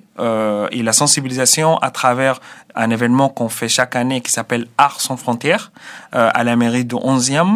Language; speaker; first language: French; non-native, fluent; Arabic